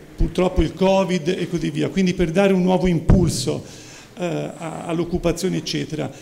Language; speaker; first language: Italian; native; Italian